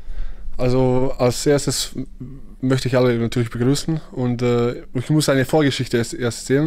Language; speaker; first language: German; early bilingual, other home language; Bosnian